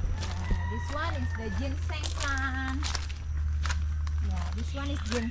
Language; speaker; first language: English; non-native, learner; Balinese